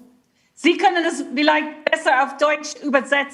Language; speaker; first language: German; non-native, fluent; English